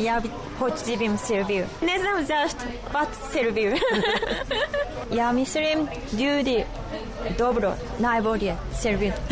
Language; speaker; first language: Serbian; non-native, learner; Japanese